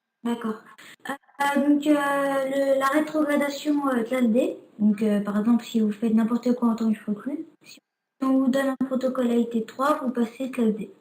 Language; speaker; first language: French; native; French